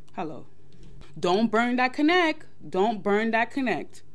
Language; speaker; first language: English; early bilingual, other home language; Yoruba